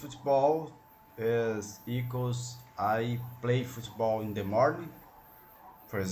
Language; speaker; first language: English; non-native, learner; Portuguese